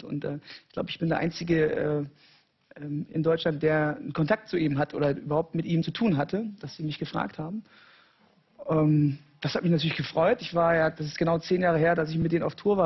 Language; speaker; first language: German; native; German